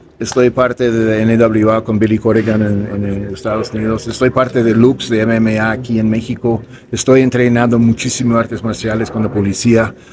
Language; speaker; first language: Spanish; non-native, fluent; English